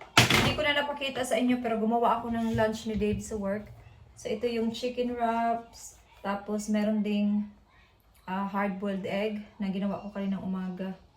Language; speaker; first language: Filipino; non-native, local second language; Cebuano